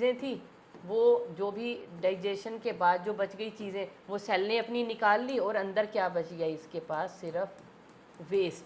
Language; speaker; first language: Hindi; native; Hindi